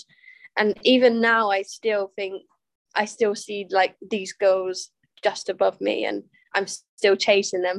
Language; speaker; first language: English; native; English